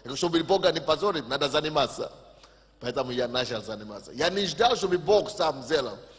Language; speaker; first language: Russian; non-native, fluent; Yoruba